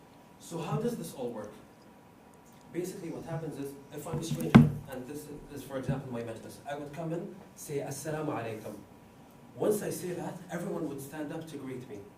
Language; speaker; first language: English; non-native, fluent; Arabic